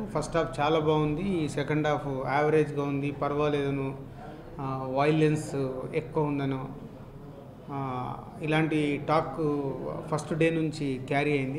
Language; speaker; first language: Telugu; native; Telugu